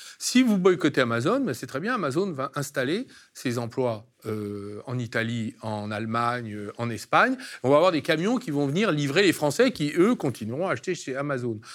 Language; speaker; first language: French; native; French